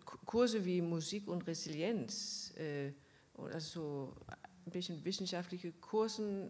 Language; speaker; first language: German; non-native, fluent; Danish